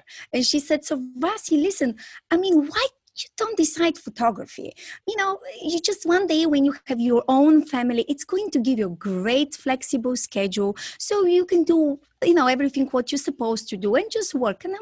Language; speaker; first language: English; non-native, fluent; Bulgarian